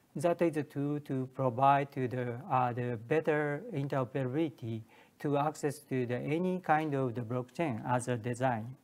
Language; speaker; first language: English; non-native, learner; Japanese